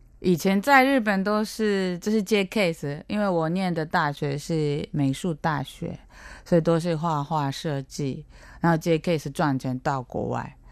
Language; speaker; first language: Chinese; non-native, fluent; Japanese